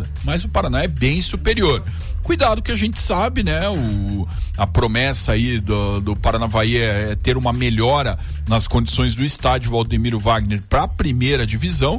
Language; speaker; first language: Portuguese; native; Portuguese